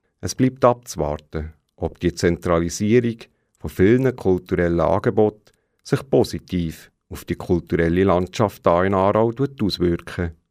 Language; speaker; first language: German; native; German